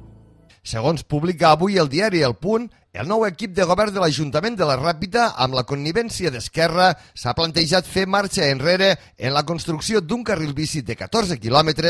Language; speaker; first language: Catalan; native; Catalan